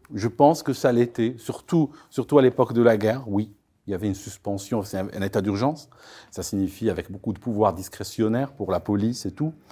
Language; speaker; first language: French; non-native, local second language; Arabic